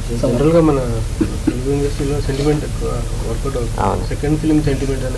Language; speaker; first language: Telugu; native; Telugu